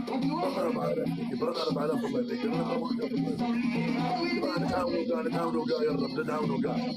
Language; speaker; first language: Arabic; native; Arabic